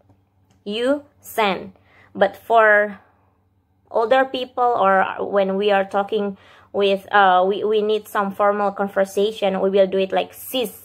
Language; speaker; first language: English; non-native, fluent; Indonesian